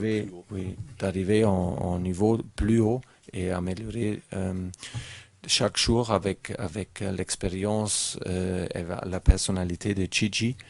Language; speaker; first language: French; non-native, learner; German